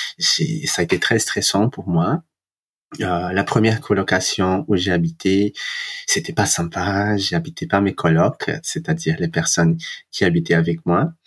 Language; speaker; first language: French; non-native, fluent; Portuguese